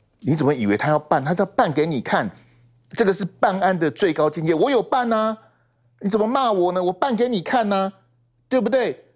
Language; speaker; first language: Chinese; native; Chinese